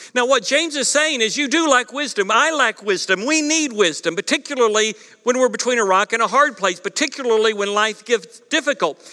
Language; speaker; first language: English; native; English